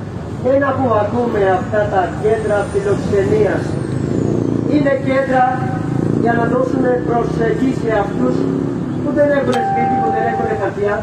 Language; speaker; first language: Greek; non-native, fluent; Urdu